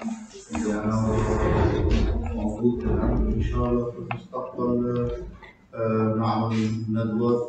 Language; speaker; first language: Arabic; non-native, fluent; Armenian